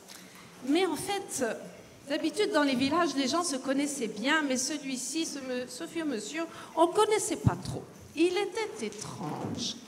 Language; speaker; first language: French; native; French